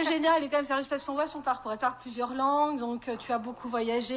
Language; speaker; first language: French; native; French